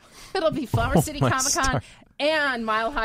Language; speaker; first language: English; native; English